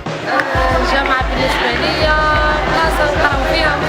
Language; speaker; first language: Arabic; native; Arabic